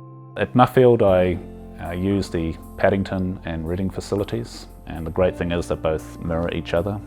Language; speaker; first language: English; native; English